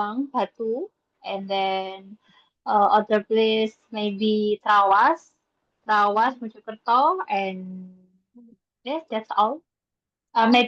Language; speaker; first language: English; non-native, learner; Indonesian